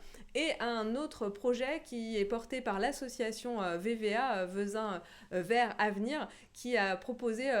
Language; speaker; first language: French; native; French